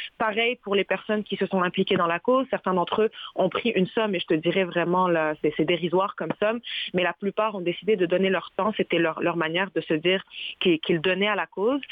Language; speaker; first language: French; early bilingual, other home language; Arabic